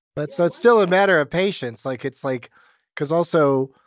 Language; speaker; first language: English; native; English